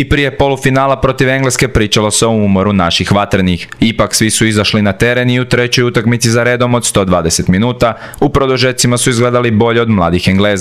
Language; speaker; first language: Croatian; native; Croatian